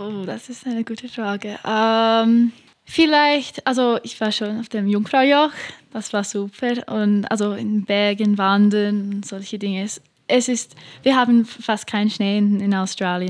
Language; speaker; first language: German; non-native, learner; English